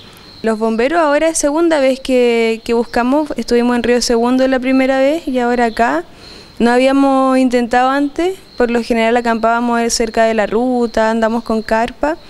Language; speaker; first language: Spanish; native; Spanish